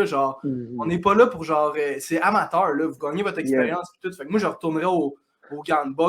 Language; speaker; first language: French; native; French